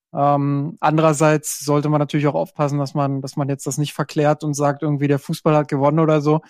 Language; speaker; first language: German; native; German